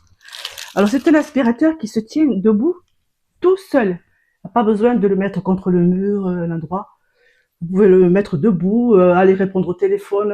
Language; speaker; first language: French; native; French